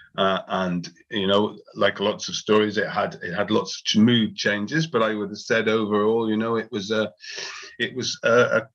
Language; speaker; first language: English; native; English